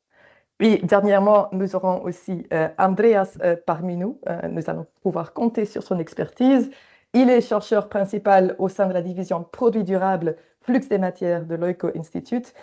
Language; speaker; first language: French; native; French